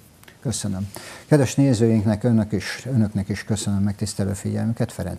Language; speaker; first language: Hungarian; native; Hungarian